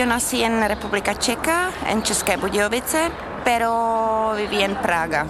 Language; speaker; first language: Spanish; non-native, learner; Czech